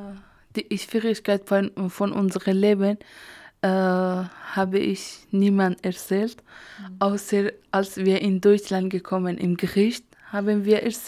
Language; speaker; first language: German; non-native, learner; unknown